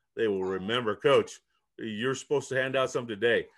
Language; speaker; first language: English; early bilingual, other home language; Spanish